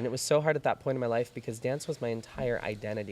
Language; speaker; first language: English; native; English